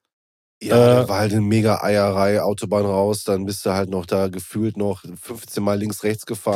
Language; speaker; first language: German; native; German